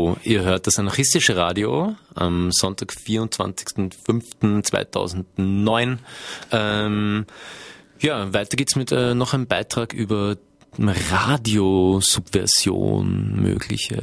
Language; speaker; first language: German; native; German